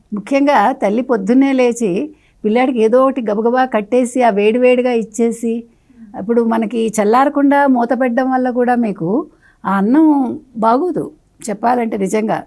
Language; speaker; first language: Telugu; native; Telugu